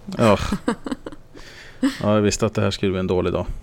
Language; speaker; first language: Swedish; native; Swedish